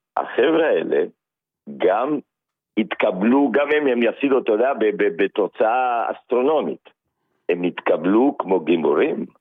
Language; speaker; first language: Hebrew; non-native, fluent; Spanish